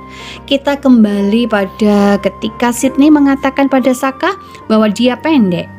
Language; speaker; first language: Indonesian; native; Indonesian